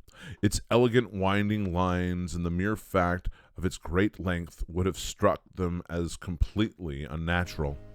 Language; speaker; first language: English; native; English